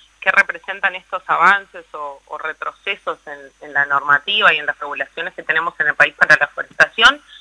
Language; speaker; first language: Spanish; native; Spanish